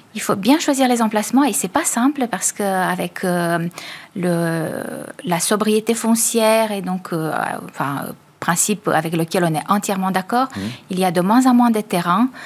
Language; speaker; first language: French; native; French